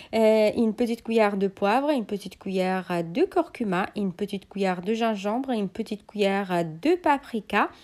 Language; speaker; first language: French; non-native, local second language; Arabic